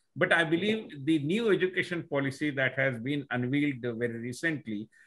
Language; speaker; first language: English; non-native, local second language; Marathi